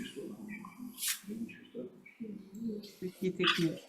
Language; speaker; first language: French; non-native, fluent; Russian